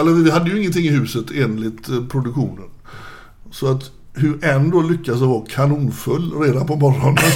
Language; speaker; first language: Swedish; native; Swedish